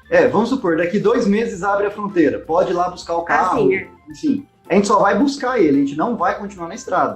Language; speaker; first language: Portuguese; native; Portuguese